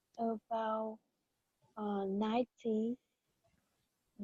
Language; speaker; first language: English; non-native, learner; Vietnamese